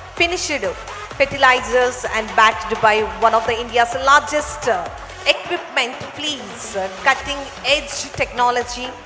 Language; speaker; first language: English; non-native, local second language; Telugu